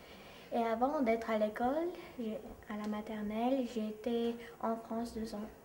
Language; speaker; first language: French; non-native, fluent; Romanian